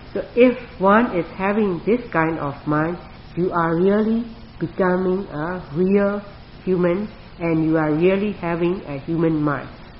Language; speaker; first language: English; non-native, fluent; Burmese